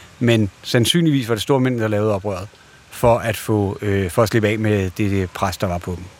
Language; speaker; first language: Danish; native; Danish